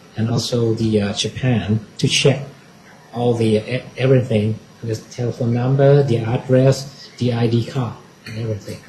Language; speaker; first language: English; non-native, learner; Thai